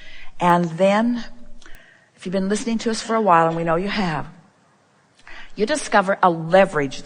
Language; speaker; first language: English; native; English